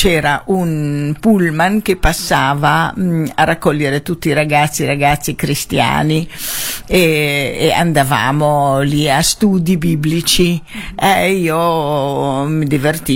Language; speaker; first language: Italian; non-native, fluent; Arabic